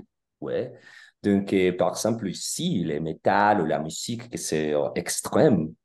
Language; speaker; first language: French; non-native, learner; Spanish